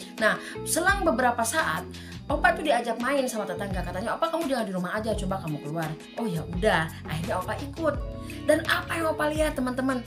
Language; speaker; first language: Indonesian; native; Indonesian